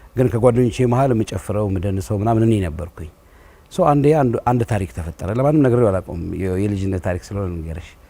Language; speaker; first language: Amharic; native; Amharic